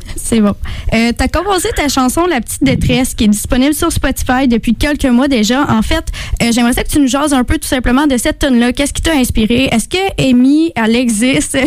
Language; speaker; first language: French; native; French